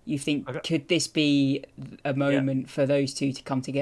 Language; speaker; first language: English; native; English